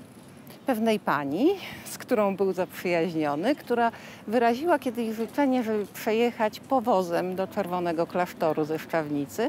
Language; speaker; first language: Polish; native; Polish